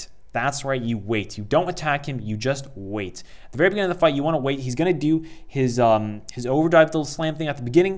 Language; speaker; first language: English; native; English